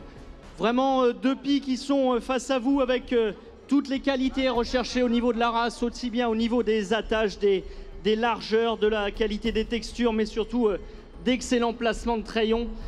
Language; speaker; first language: French; native; French